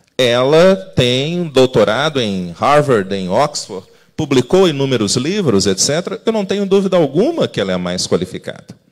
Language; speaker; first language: Portuguese; native; Portuguese